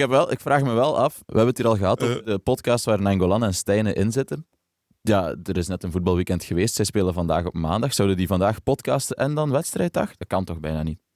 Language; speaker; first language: Dutch; native; Dutch